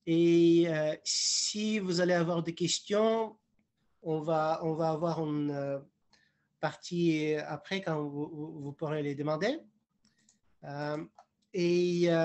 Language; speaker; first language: French; non-native, fluent; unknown